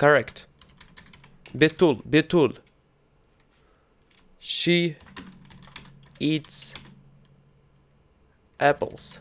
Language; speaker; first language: English; non-native, fluent; Russian